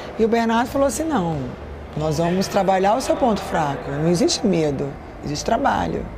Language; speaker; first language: Portuguese; native; Portuguese